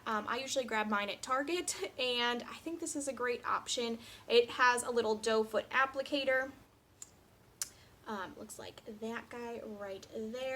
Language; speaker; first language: English; native; English